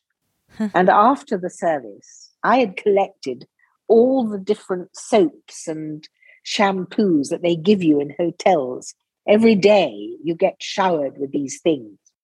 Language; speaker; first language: English; native; English